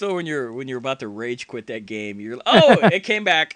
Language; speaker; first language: English; native; English